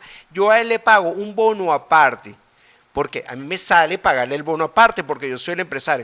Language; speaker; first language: Spanish; native; Spanish